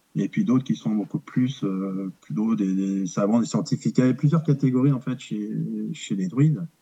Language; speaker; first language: French; native; French